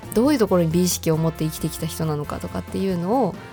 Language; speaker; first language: Japanese; native; Japanese